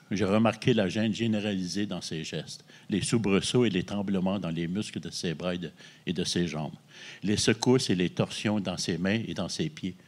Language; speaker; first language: French; native; French